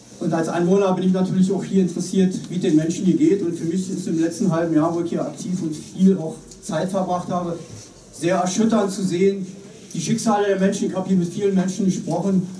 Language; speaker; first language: German; native; German